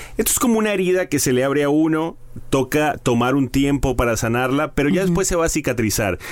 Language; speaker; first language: Spanish; native; Spanish